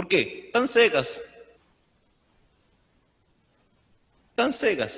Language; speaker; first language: Portuguese; non-native, fluent; Spanish